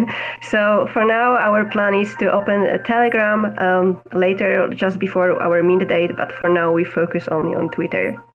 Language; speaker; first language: English; non-native, fluent; Polish